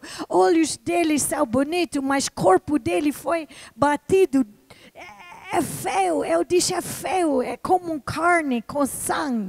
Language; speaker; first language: Portuguese; non-native, fluent; English